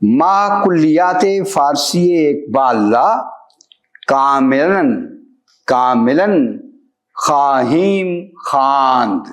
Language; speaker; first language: Persian; non-native, fluent; Urdu